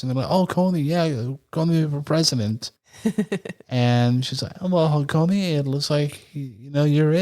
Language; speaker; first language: English; native; English